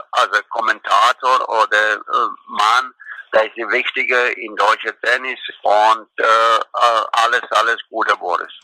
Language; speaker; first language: German; non-native, fluent; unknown